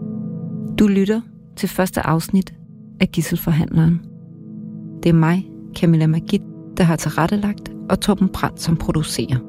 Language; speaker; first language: Danish; native; Danish